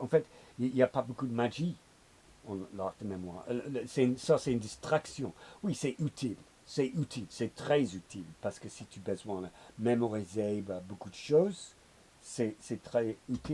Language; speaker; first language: French; non-native, learner; English